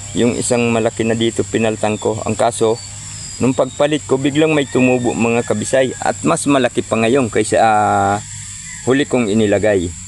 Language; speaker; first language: Filipino; non-native, local second language; Cebuano